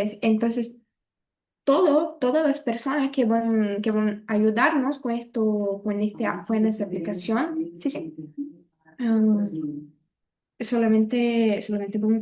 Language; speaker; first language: Spanish; non-native, learner; Portuguese